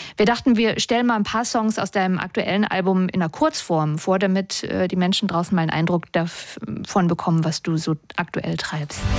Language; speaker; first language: German; native; German